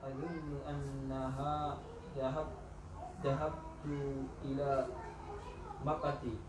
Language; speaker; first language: Arabic; non-native, learner; Indonesian